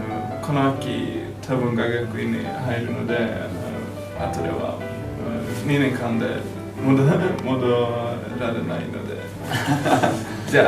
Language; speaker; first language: Japanese; non-native, learner; English